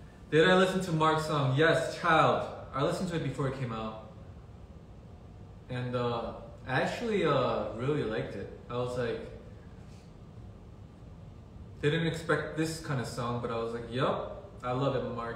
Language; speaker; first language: English; early bilingual, other home language; Korean